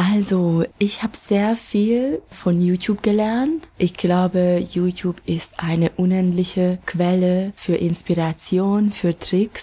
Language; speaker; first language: German; non-native, fluent; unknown